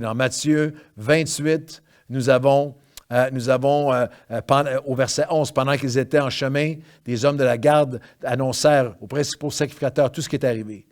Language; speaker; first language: French; native; French